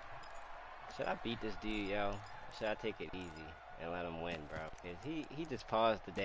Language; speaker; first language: English; native; English